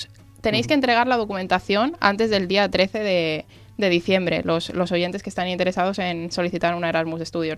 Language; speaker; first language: Spanish; native; Spanish